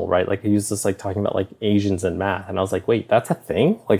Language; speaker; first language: English; native; English